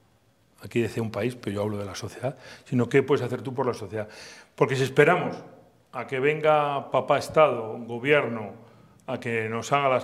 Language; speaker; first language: Spanish; native; Spanish